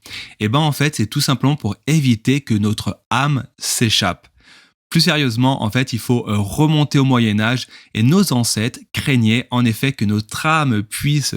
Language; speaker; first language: French; native; French